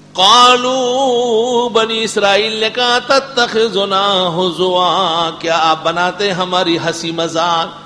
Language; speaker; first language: Urdu; non-native, local second language; Pashto